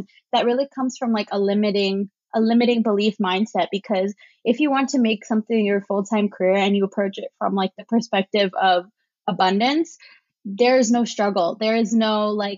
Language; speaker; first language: English; native; English